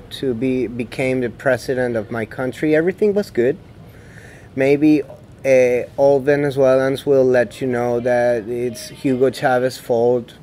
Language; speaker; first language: English; non-native, fluent; Spanish